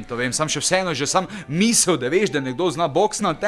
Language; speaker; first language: Slovenian; native; Slovenian